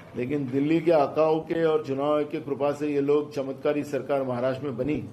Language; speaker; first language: Hindi; non-native, local second language; Marathi